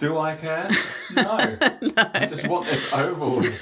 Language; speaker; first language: English; native; English